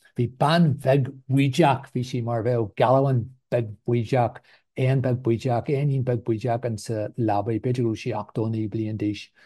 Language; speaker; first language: Irish; non-native, local second language; English